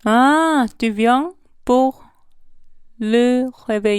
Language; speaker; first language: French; non-native, learner; Korean